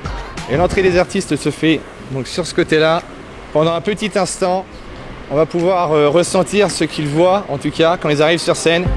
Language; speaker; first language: French; native; French